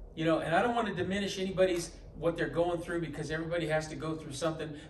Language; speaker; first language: English; native; English